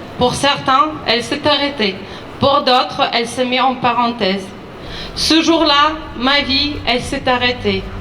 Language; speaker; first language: French; non-native, fluent; Ukrainian